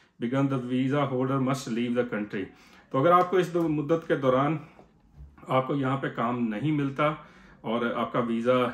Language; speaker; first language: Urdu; native; Urdu